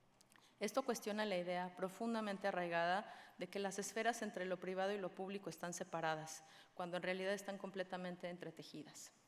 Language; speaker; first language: Spanish; native; Spanish